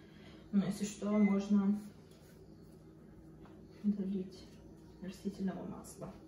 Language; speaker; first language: Russian; early bilingual, heritage; Russian